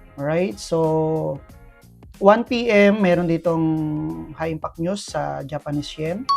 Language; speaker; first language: Filipino; native; Filipino